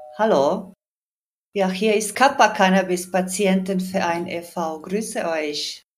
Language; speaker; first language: German; non-native, fluent; Croatian